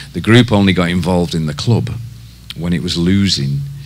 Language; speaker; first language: English; native; English